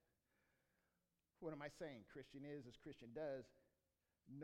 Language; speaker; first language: English; native; English